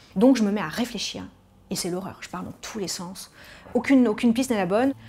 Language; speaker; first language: French; native; French